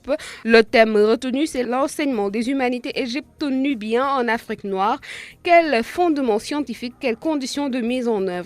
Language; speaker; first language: French; non-native, local second language; Wolof